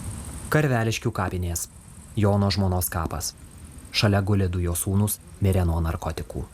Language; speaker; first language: Lithuanian; native; Lithuanian